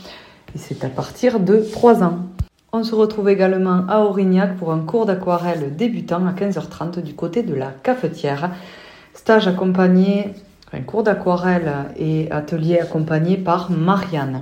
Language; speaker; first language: French; native; French